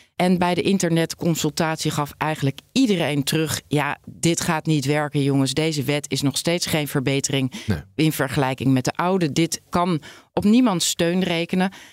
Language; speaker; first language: Dutch; native; Dutch